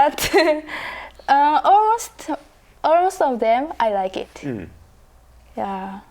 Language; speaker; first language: English; non-native, learner; Japanese